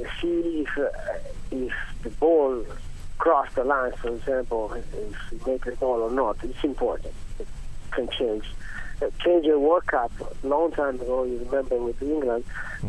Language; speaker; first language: English; non-native, learner; Italian